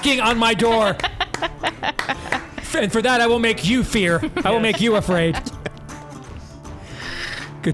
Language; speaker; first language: English; native; English